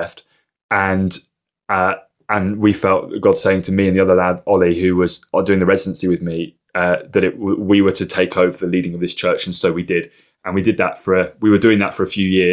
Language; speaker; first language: English; native; English